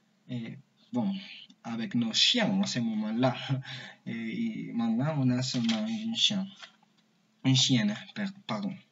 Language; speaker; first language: French; non-native, learner; Spanish